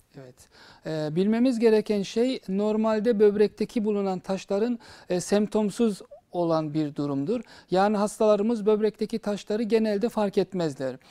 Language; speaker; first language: Turkish; early bilingual, heritage; Turkish